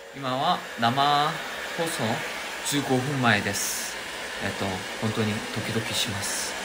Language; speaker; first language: Japanese; non-native, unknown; Korean